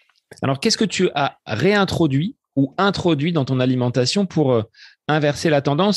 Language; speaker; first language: French; native; French